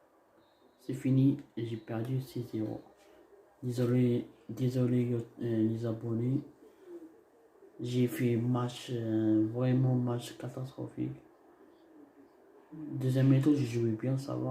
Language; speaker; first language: French; non-native, learner; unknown